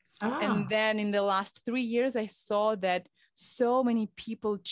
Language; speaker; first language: English; non-native, fluent; Ukrainian